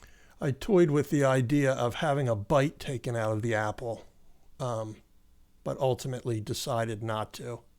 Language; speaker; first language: English; native; English